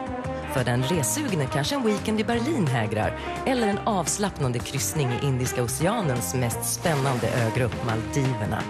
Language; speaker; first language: Swedish; native; Swedish